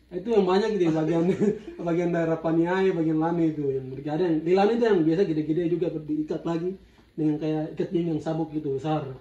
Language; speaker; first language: Indonesian; non-native, local second language; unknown